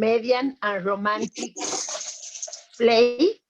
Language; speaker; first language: English; non-native, learner; Spanish